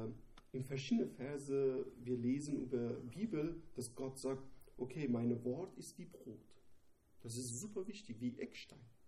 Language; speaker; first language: German; non-native, learner; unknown